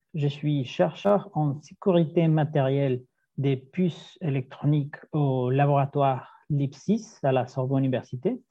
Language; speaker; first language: French; non-native, fluent; Spanish